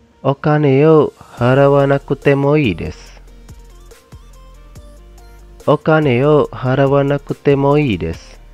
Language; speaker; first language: Japanese; non-native, fluent; Indonesian